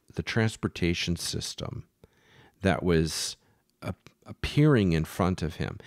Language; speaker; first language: English; native; English